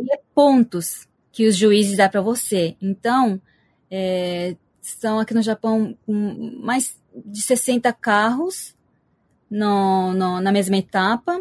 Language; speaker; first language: Portuguese; early bilingual, heritage; Portuguese